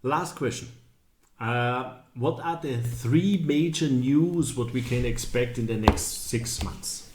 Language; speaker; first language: English; non-native, learner; German